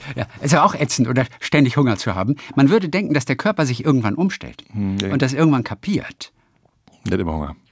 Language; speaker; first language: German; native; German